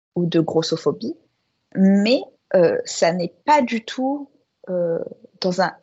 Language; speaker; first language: French; native; French